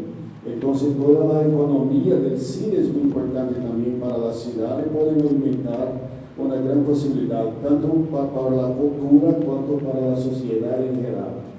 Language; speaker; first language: Spanish; non-native, learner; Portuguese